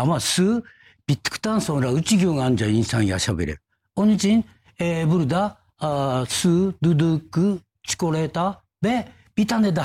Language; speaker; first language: Turkish; non-native, learner; Japanese